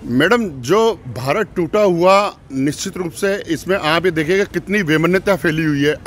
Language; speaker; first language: Hindi; native; Hindi